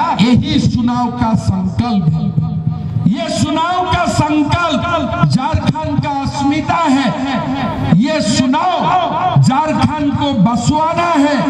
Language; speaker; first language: Hindi; non-native, local second language; Assamese